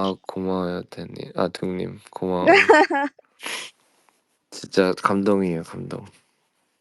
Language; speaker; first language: Korean; early bilingual, heritage; Korean